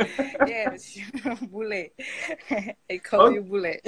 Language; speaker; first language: English; non-native, learner; Indonesian